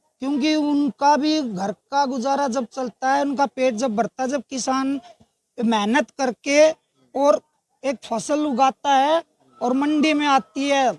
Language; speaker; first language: Hindi; native; Hindi